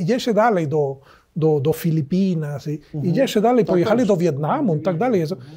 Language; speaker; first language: Polish; non-native, learner; Spanish